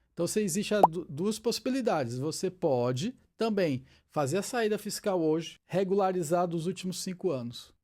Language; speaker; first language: Portuguese; native; Portuguese